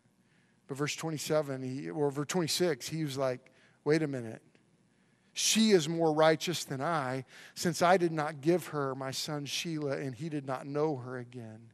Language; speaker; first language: English; native; English